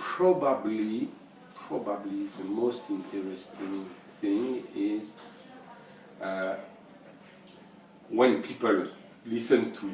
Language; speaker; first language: English; non-native, learner; French